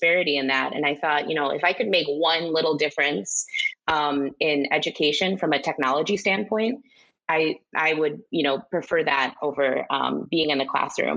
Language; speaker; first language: English; native; English